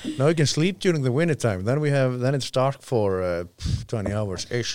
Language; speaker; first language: English; non-native, fluent; Icelandic